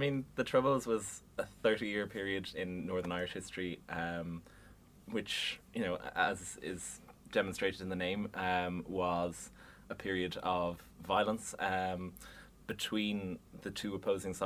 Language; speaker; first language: English; native; English